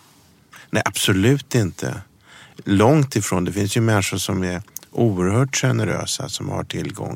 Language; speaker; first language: Swedish; early bilingual, other home language; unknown